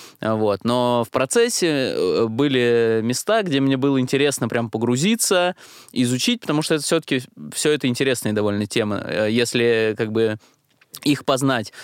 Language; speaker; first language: Russian; native; Russian